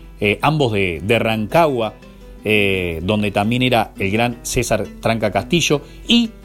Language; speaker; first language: Spanish; native; Spanish